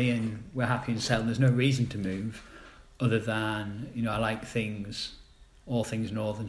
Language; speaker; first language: English; native; English